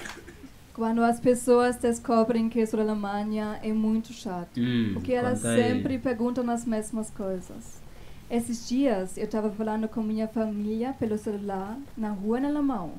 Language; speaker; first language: Portuguese; non-native, fluent; German